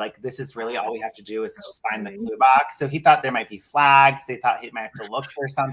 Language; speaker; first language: English; native; English